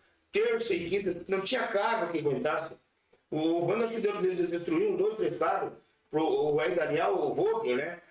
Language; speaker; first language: Portuguese; native; Portuguese